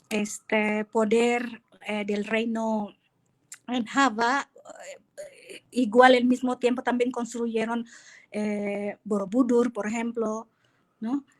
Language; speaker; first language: Spanish; non-native, fluent; Indonesian